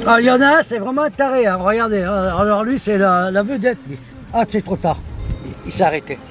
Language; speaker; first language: French; native; French